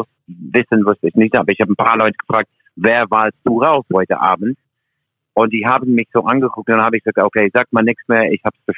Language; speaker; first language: German; non-native, fluent; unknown